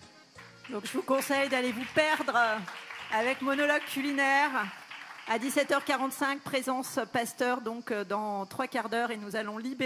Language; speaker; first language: French; native; French